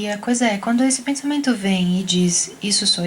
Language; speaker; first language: Portuguese; native; Portuguese